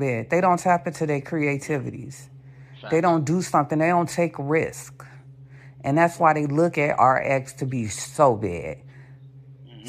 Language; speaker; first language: English; native; English